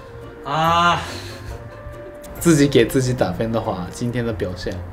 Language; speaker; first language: Chinese; non-native, fluent; Japanese